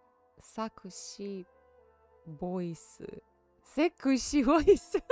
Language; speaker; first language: Japanese; non-native, learner; Russian